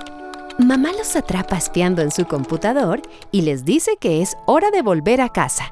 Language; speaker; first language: Spanish; native; Spanish